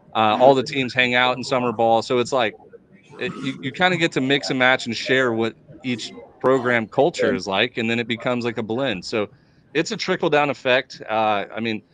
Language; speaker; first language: English; native; English